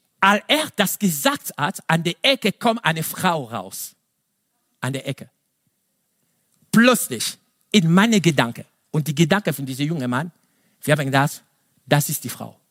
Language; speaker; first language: German; non-native, fluent; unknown